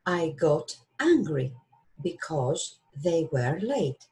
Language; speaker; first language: English; non-native, fluent; Greek